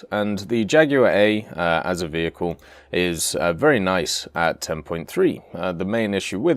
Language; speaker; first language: English; native; English